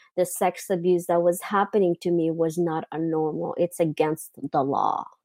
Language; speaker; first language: English; non-native, fluent; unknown